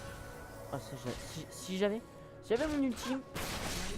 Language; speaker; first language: French; native; French